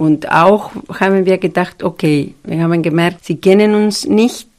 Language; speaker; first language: German; non-native, fluent; Spanish